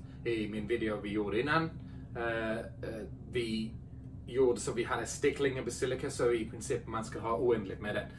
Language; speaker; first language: Swedish; non-native, fluent; English